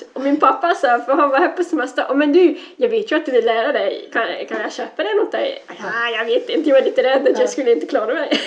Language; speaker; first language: Swedish; non-native, fluent; Dutch